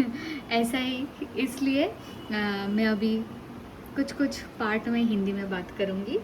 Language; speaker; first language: Hindi; non-native, local second language; Bangla